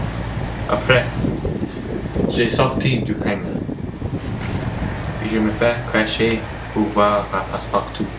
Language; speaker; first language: French; non-native, learner; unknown